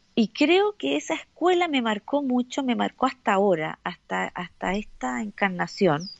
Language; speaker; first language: Spanish; native; Spanish